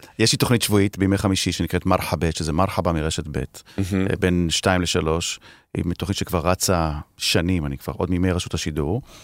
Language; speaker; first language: Hebrew; native; Hebrew